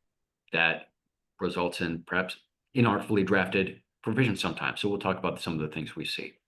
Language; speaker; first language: English; native; English